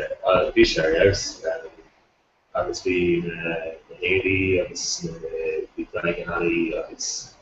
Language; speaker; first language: Irish; non-native, local second language; English